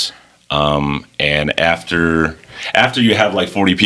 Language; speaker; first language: English; native; English